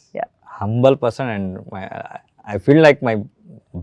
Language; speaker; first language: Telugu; non-native, learner; Kannada